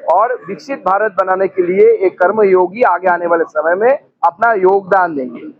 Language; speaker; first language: Hindi; non-native, local second language; Bangla